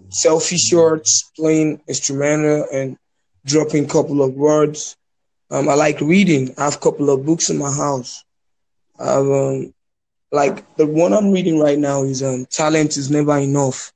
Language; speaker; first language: English; non-native, local second language; Yoruba